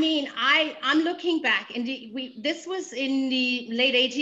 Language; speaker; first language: English; non-native, fluent; Danish